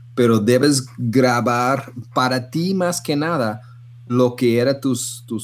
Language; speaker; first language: Spanish; non-native, fluent; English